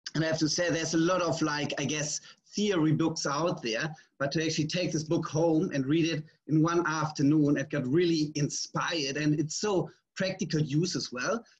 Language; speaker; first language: English; non-native, fluent; German